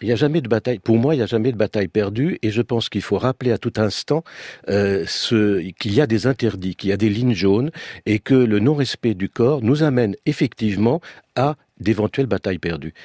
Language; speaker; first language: French; early bilingual, other home language; Romanian